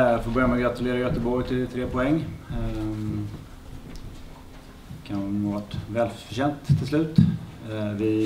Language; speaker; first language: Swedish; native; Swedish